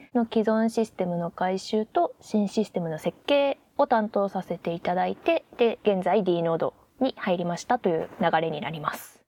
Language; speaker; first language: Japanese; native; Japanese